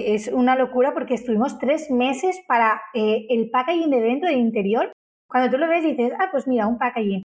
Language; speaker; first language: Spanish; native; Spanish